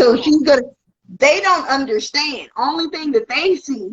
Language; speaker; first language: English; native; English